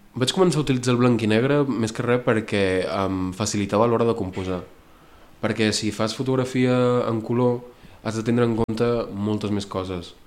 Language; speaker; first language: Catalan; native; Catalan